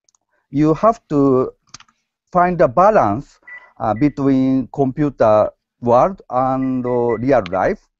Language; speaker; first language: English; non-native, learner; Japanese